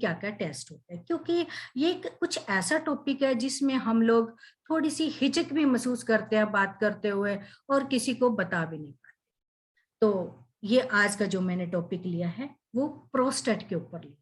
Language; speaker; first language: Hindi; native; Hindi